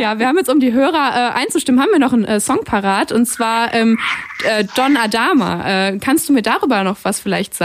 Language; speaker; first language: German; native; German